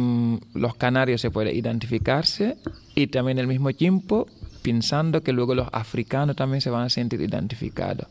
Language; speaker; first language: Spanish; non-native, fluent; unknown